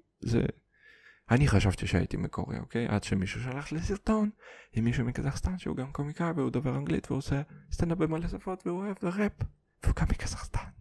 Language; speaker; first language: Hebrew; non-native, fluent; Russian